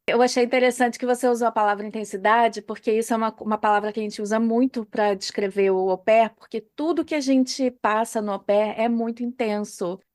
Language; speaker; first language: Portuguese; native; Portuguese